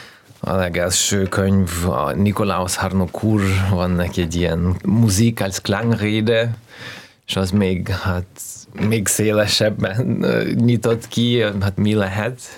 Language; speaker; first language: Hungarian; non-native, fluent; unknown